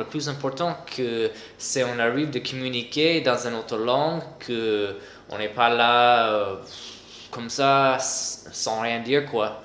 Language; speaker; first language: French; non-native, fluent; English